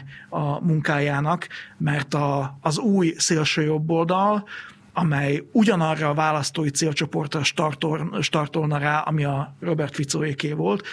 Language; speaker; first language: Hungarian; native; Hungarian